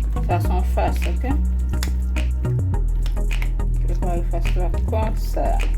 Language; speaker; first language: French; non-native, local second language; Haitian Creole